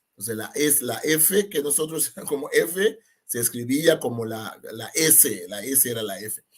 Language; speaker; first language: Spanish; non-native, fluent; Papiamento